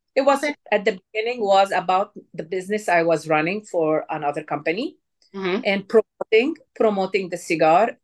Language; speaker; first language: English; non-native, fluent; Arabic